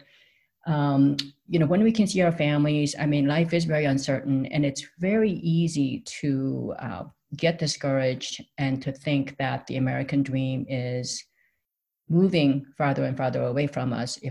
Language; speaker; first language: English; non-native, fluent; Korean